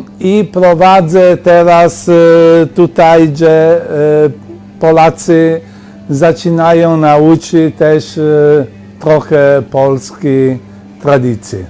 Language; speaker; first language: Polish; non-native, learner; Italian